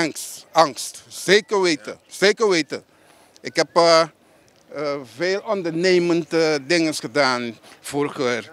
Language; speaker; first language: Dutch; non-native, local second language; Papiamento